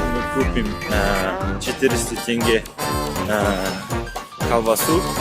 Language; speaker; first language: Russian; non-native, local second language; Kazakh